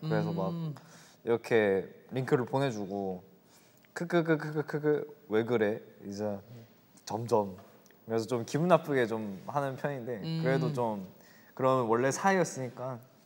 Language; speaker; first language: Korean; non-native, fluent; English